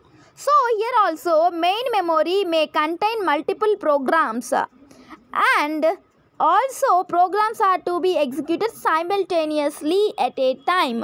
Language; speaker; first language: Telugu; native; Telugu